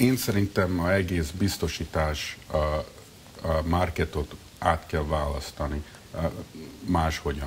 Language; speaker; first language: Hungarian; early bilingual, heritage; Hungarian